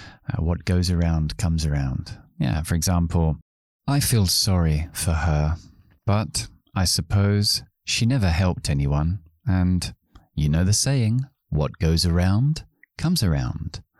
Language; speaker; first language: English; native; English